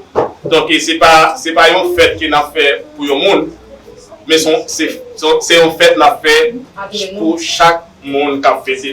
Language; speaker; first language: French; non-native, learner; Haitian Creole